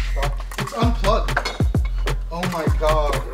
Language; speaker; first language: English; early bilingual, other home language; Arabic